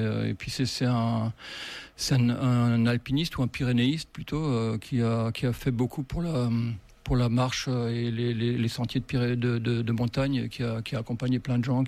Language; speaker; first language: French; native; French